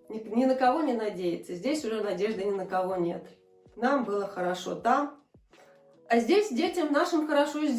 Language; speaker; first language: Russian; native; Russian